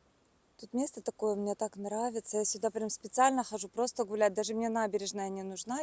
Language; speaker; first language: Russian; native; Russian